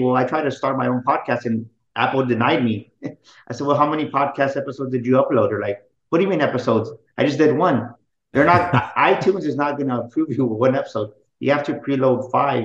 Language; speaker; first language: English; native; English